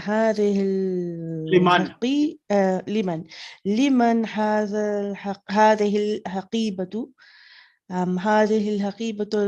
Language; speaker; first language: Arabic; non-native, learner; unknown